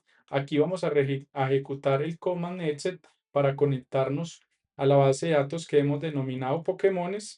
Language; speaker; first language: Spanish; native; Spanish